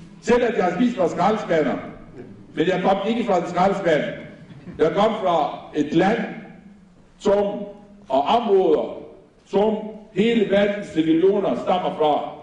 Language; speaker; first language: Danish; non-native, fluent; Arabic